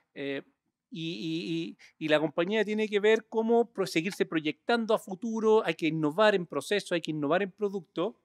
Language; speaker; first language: Spanish; native; Spanish